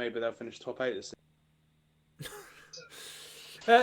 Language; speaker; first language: English; native; English